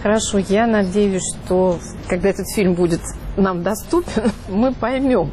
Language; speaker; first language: Russian; native; Russian